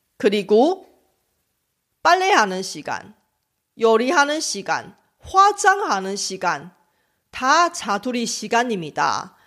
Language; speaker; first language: Korean; non-native, local second language; Chinese